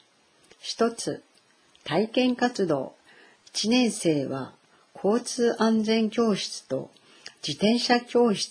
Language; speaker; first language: Japanese; native; Japanese